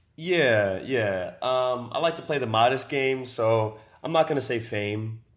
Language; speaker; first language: English; native; English